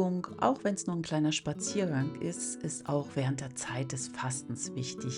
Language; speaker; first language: German; native; German